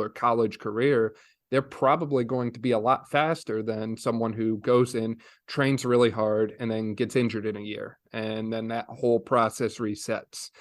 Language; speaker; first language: English; native; English